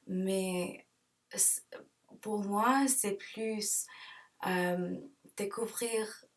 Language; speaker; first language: French; non-native, learner; English